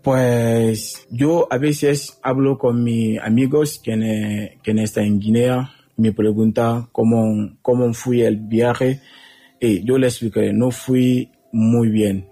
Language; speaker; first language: Spanish; non-native, learner; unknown